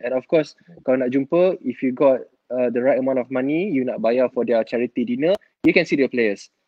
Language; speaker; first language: English; non-native, local second language; Malay